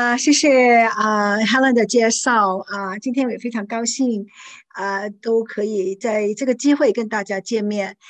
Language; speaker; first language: Chinese; non-native, local second language; Cantonese